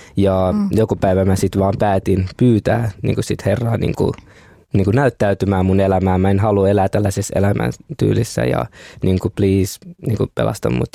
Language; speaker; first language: Finnish; early bilingual, other home language; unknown